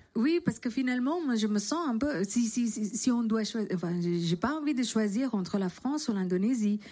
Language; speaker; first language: French; non-native, fluent; Indonesian